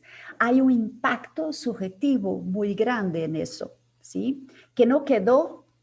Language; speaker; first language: Spanish; non-native, fluent; Portuguese